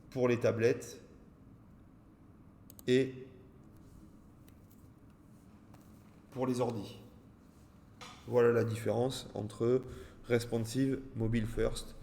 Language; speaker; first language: French; native; French